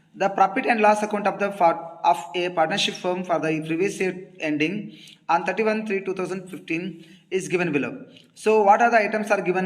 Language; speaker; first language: English; non-native, local second language; Kannada